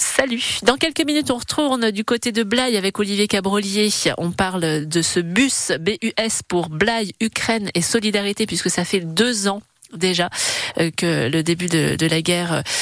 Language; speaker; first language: French; native; French